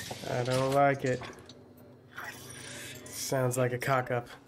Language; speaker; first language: English; native; English